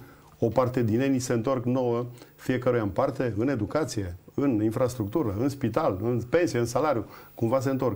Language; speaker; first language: Romanian; native; Romanian